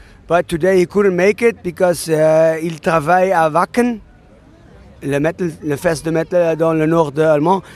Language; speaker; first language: French; non-native, learner; German